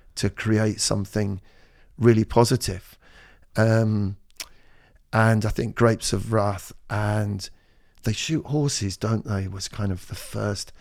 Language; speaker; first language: English; native; English